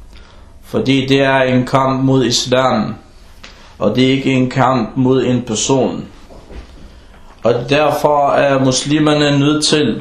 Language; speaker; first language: Danish; early bilingual, other home language; Arabic